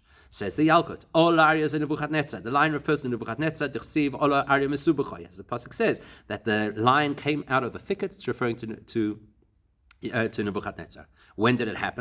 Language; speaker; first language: English; native; English